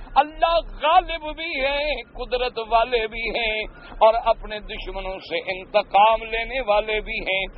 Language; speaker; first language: Urdu; non-native, local second language; Punjabi